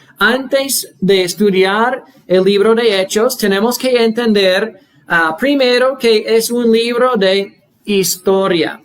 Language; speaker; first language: Spanish; non-native, fluent; English